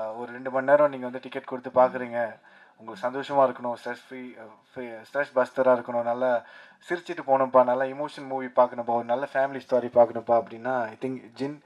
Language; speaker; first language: Tamil; early bilingual, heritage; Tamil